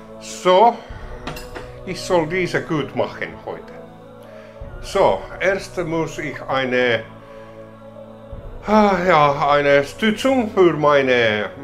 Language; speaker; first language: German; non-native, learner; Finnish